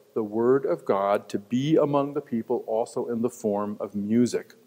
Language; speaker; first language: English; native; English